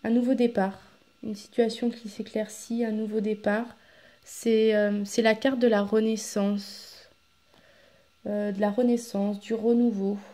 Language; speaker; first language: French; native; French